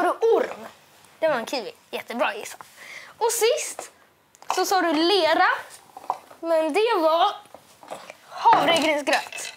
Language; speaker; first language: Swedish; native; Swedish